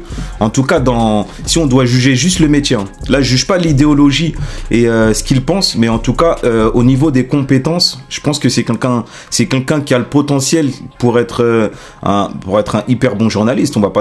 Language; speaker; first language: French; native; French